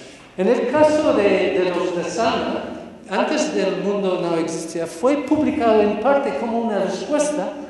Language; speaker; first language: Spanish; non-native, fluent; English